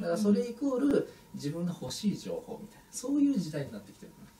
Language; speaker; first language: Japanese; native; Japanese